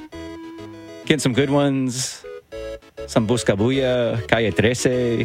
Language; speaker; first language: English; native; English